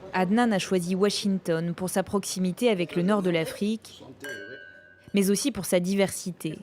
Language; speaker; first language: French; native; French